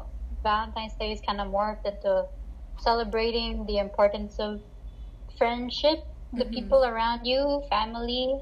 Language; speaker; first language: English; non-native, local second language; Filipino